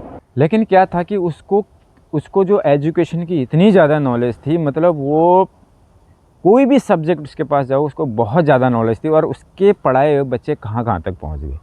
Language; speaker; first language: Hindi; native; Hindi